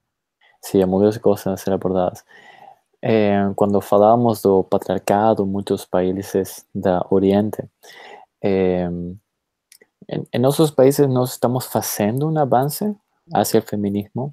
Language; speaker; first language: Portuguese; non-native, fluent; Spanish